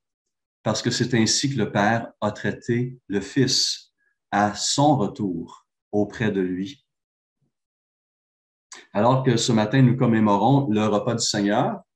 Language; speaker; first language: French; native; French